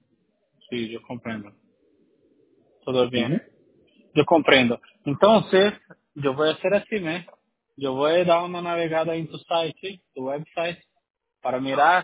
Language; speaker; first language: Spanish; non-native, learner; Portuguese